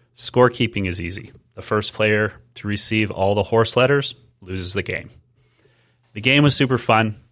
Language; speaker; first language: English; native; English